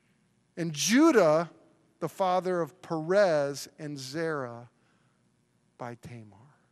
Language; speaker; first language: English; native; English